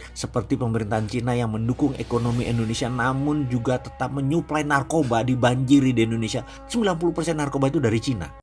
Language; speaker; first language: Indonesian; native; Indonesian